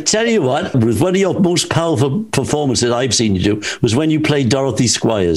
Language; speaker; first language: English; native; English